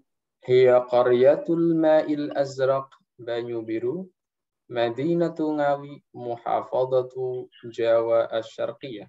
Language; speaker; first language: Arabic; non-native, fluent; Indonesian